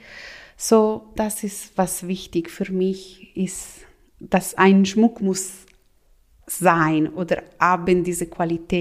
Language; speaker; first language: German; non-native, local second language; Italian